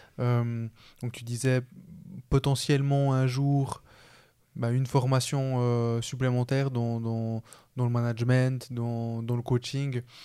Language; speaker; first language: French; early bilingual, other home language; Spanish